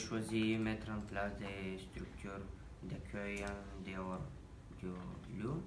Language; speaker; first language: French; non-native, learner; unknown